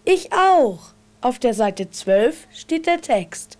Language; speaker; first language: German; native; German